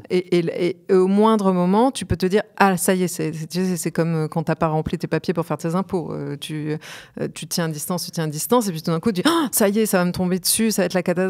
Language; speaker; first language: French; native; French